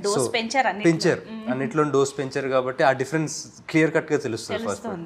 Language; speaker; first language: Telugu; native; Telugu